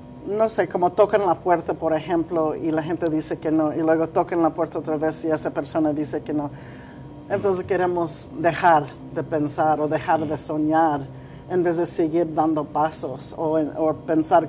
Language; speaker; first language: Spanish; early bilingual, heritage; Spanish